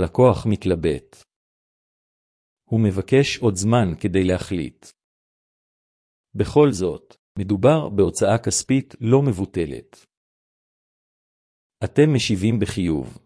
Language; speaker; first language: Hebrew; native; Hebrew